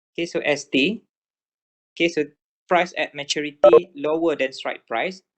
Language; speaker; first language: English; non-native, local second language; Malay